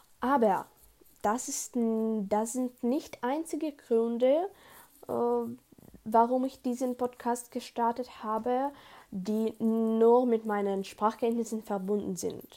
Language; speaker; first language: German; non-native, learner; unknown